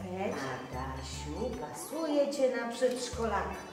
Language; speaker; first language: Polish; native; Polish